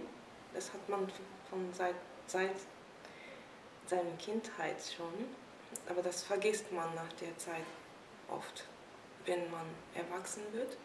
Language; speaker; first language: German; non-native, fluent; Japanese